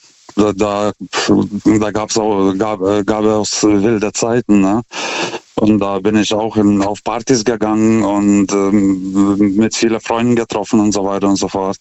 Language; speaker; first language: German; non-native, fluent; Lithuanian